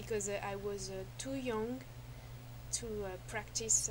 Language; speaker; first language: English; non-native, learner; French